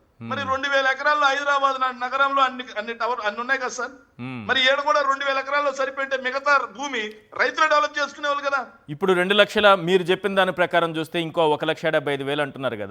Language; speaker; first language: Telugu; native; Telugu